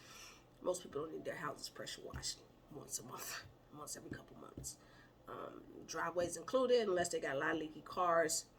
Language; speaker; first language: English; native; English